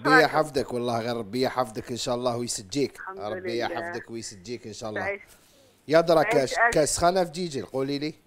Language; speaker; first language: Arabic; native; Arabic